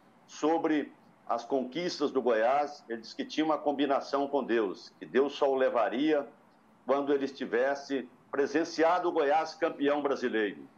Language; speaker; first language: Portuguese; native; Portuguese